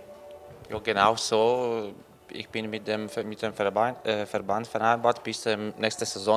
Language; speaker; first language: German; non-native, learner; Polish